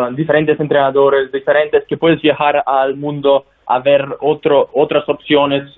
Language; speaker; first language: Spanish; non-native, fluent; Slovenian